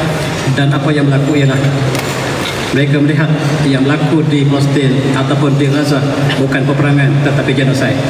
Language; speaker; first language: Malay; native; Malay